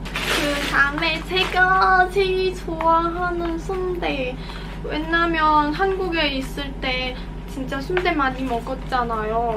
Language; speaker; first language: Korean; non-native, learner; Cantonese